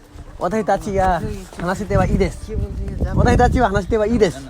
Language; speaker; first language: Japanese; non-native, learner; Nepali